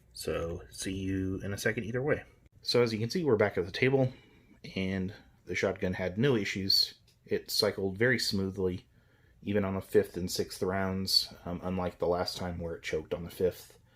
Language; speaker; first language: English; native; English